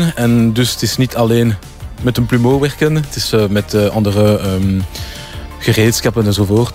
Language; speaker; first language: Dutch; non-native, local second language; French